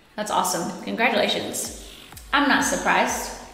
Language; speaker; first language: English; native; English